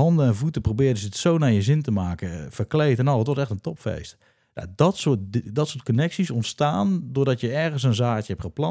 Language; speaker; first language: Dutch; native; Dutch